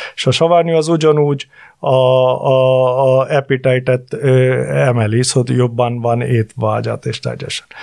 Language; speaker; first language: Hungarian; non-native, fluent; Punjabi